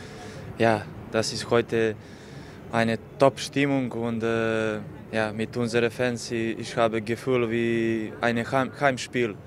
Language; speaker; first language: German; non-native, learner; Serbian